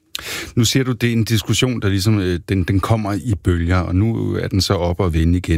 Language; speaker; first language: Danish; native; Danish